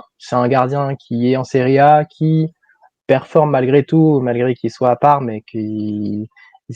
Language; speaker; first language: French; native; French